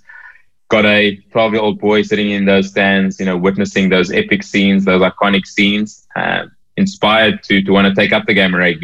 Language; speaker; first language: English; native; English